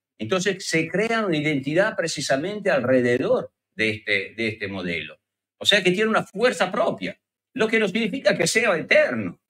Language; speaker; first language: Spanish; non-native, fluent; Italian